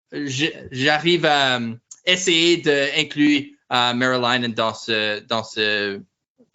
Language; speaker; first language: French; non-native, learner; English